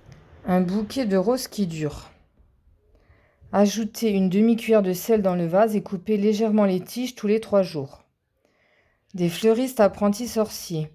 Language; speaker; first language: French; native; French